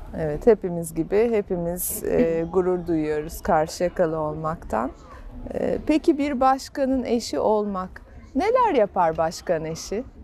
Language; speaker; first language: Turkish; native; Turkish